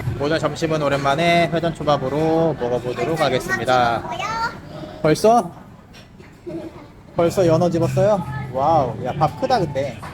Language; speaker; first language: Korean; native; Korean